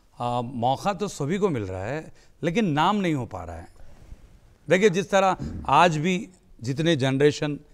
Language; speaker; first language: Hindi; native; Hindi